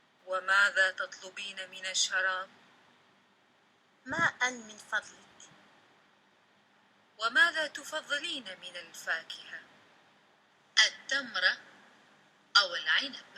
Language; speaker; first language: Arabic; non-native, learner; Indonesian